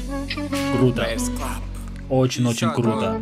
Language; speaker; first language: Russian; non-native, fluent; English